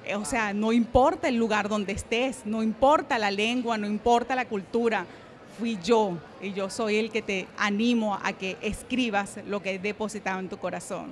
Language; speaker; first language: Spanish; native; Spanish